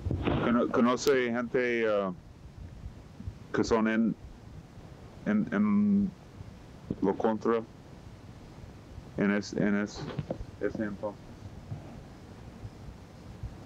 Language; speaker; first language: Spanish; non-native, learner; English